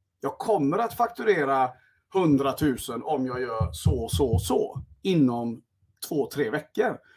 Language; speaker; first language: Swedish; early bilingual, other home language; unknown